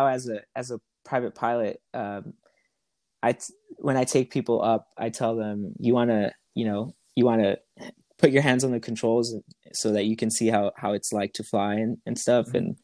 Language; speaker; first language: English; native; English